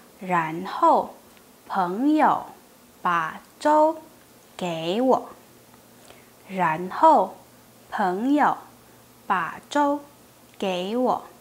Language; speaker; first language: Chinese; non-native, fluent; Indonesian